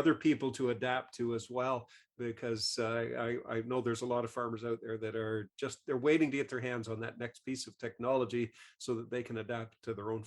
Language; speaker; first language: English; native; English